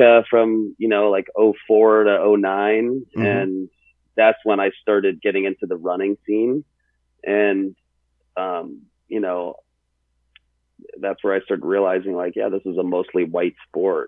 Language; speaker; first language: English; native; English